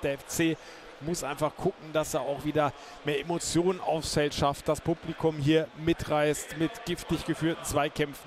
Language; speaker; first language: German; native; German